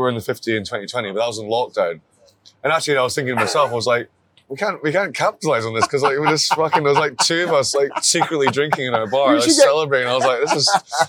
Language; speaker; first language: English; native; English